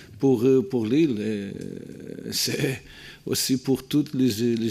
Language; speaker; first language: French; non-native, learner; Portuguese